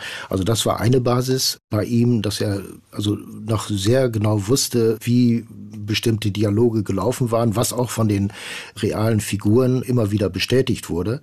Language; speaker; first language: German; native; German